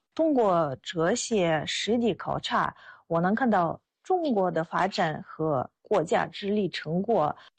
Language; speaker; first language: Chinese; non-native, fluent; Russian